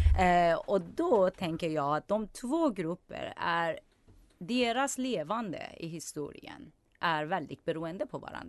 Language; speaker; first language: Swedish; non-native, fluent; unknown